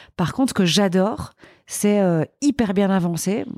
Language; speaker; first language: French; native; French